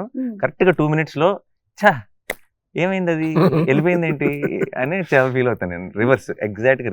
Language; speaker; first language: Telugu; native; Telugu